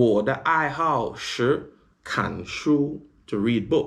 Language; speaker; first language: Chinese; non-native, learner; English